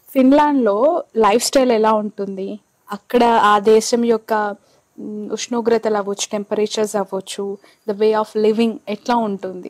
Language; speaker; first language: Telugu; native; Telugu